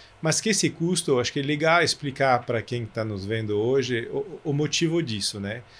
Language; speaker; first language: Portuguese; non-native, fluent; French